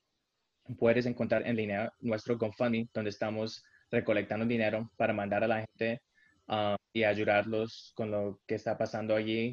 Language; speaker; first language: Spanish; early bilingual, heritage; Spanish